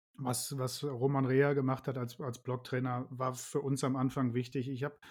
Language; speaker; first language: German; native; German